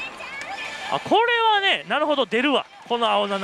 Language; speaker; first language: Japanese; native; Japanese